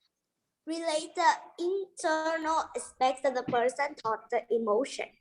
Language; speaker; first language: English; non-native, learner; Vietnamese